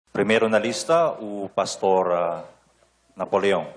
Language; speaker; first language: Portuguese; native; Portuguese